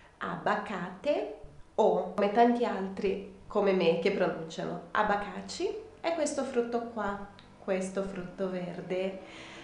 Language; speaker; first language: Italian; non-native, fluent; Portuguese